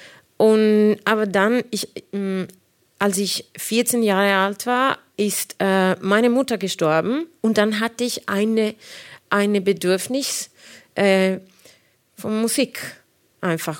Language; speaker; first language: German; non-native, fluent; Spanish